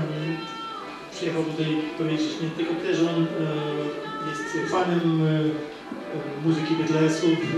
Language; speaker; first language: Polish; non-native, fluent; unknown